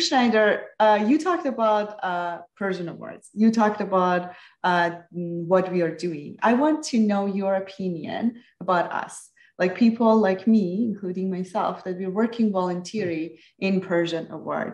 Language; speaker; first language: English; non-native, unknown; Persian